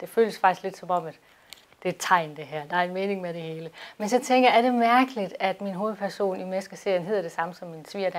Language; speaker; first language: Danish; native; Danish